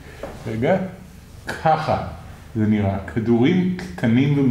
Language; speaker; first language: Hebrew; native; Hebrew